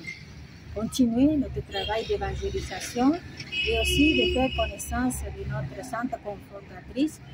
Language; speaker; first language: French; non-native, fluent; Spanish